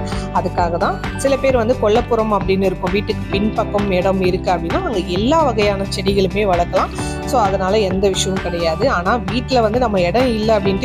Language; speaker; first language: Tamil; native; Tamil